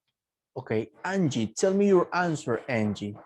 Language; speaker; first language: English; non-native, fluent; Spanish